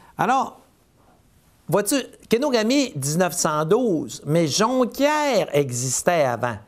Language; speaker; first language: French; native; French